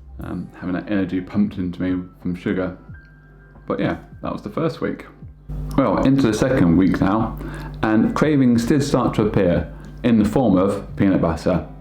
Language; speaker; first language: English; native; English